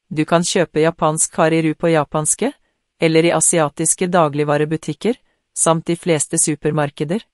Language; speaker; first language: Norwegian; non-native, learner; Vietnamese